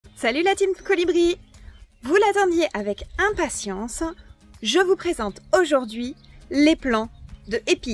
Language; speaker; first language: French; native; French